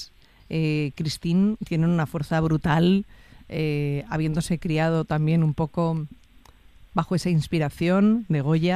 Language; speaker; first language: Spanish; native; Spanish